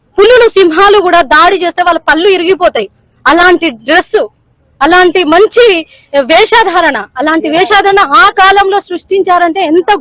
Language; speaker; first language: Telugu; non-native, local second language; Lambadi